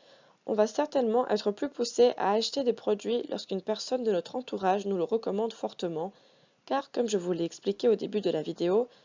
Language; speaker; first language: French; native; French